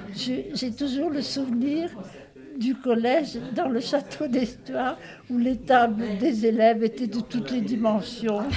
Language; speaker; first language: French; native; French